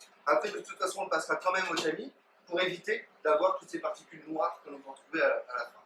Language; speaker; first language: French; native; French